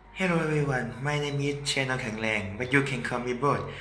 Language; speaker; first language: English; non-native, learner; Thai